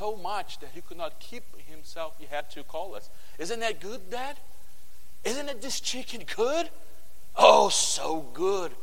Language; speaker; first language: English; non-native, fluent; Portuguese